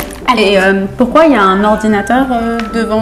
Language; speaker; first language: French; native; French